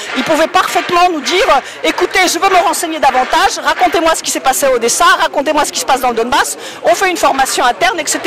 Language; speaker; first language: French; non-native, fluent; Polish